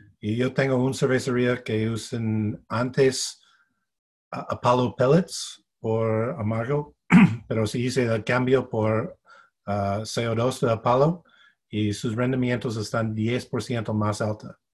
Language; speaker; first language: Spanish; non-native, fluent; English